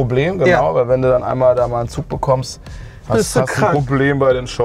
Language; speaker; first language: German; native; German